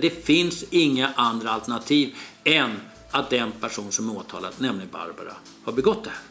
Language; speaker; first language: Swedish; native; Swedish